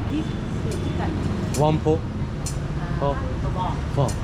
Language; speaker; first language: English; non-native, learner; Korean